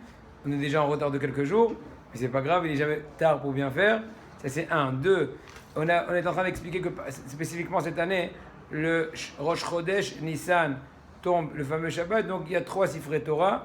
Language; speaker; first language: French; native; French